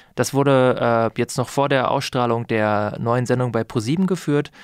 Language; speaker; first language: German; native; German